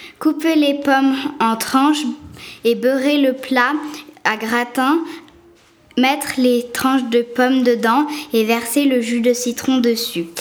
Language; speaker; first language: French; native; French